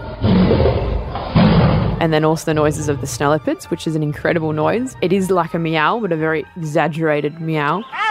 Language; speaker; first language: English; native; English